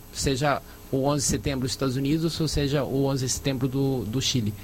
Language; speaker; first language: Portuguese; early bilingual, other home language; Spanish